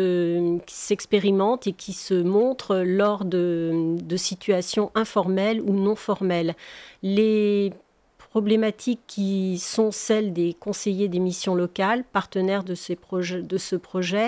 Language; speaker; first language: French; native; French